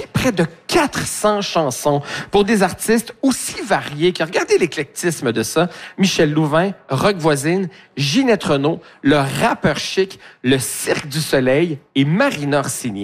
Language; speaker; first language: French; native; French